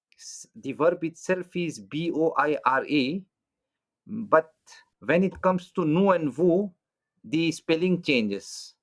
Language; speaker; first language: English; non-native, local second language; French